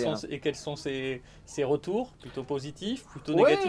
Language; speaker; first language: French; native; French